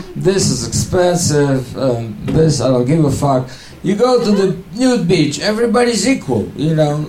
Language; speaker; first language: English; non-native, fluent; Ukrainian